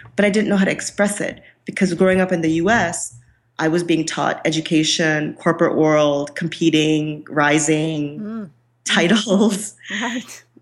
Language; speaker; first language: English; non-native, local second language; Bangla